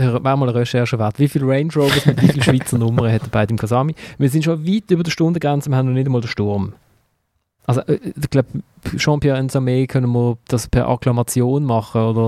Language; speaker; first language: German; native; German